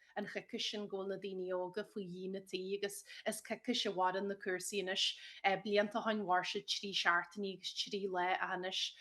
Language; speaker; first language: Irish; native; Irish